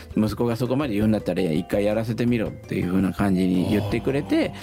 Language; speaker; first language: Japanese; native; Japanese